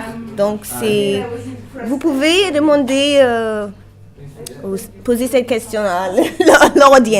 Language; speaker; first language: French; non-native, learner; English